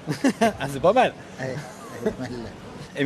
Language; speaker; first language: French; native; French